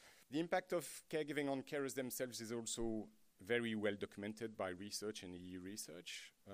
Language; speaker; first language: English; non-native, fluent; French